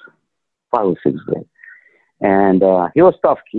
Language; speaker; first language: English; non-native, fluent; Ukrainian